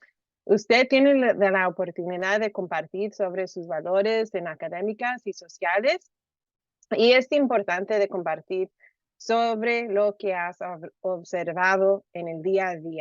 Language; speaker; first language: Spanish; early bilingual, heritage; Spanish